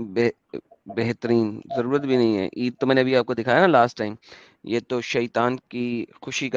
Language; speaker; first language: Hindi; native; Hindi